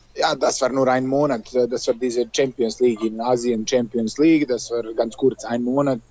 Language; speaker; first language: German; non-native, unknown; Serbian